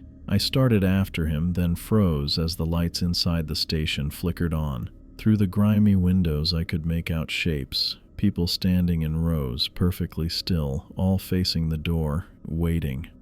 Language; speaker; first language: English; native; English